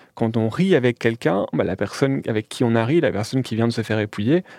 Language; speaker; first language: French; native; French